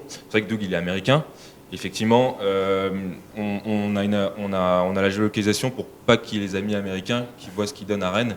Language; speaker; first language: French; native; French